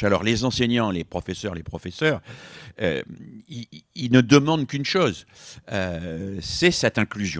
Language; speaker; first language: French; native; French